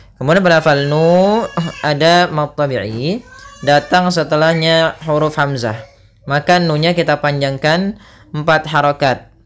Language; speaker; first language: Indonesian; native; Indonesian